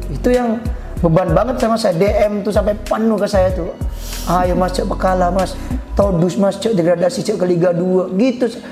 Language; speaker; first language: Indonesian; native; Indonesian